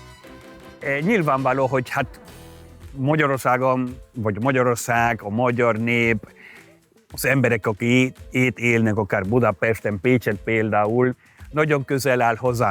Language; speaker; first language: Hungarian; non-native, fluent; Spanish